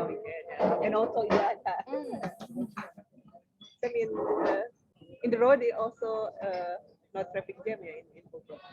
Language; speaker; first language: English; non-native, learner; Indonesian